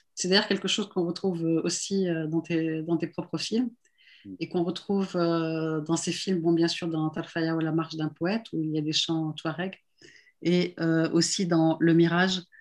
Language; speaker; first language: French; non-native, local second language; Arabic